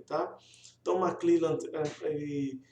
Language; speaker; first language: Portuguese; native; Portuguese